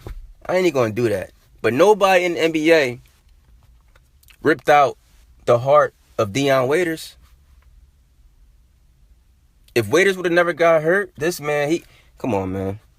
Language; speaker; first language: English; native; English